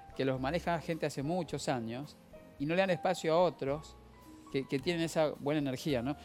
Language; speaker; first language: Spanish; native; Spanish